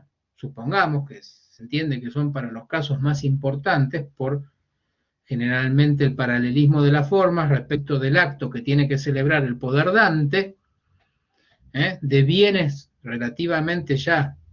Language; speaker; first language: Spanish; native; Spanish